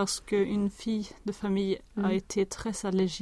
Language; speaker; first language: French; non-native, learner; Swedish